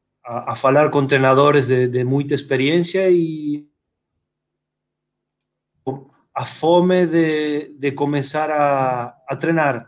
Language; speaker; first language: Portuguese; non-native, fluent; Spanish